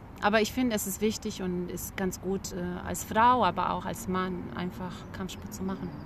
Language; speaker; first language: German; early bilingual, other home language; Bosnian